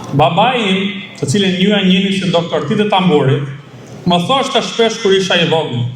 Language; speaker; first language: Albanian; early bilingual, other home language; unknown